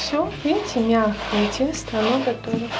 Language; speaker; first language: Russian; native; Russian